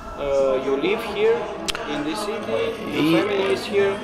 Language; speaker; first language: English; non-native, learner; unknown